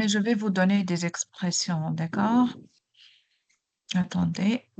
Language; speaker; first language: French; non-native, local second language; Arabic